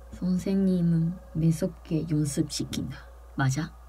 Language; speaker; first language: Korean; non-native, fluent; Japanese